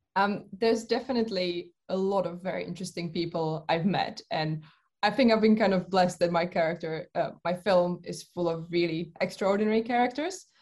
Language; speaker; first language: English; non-native, fluent; Czech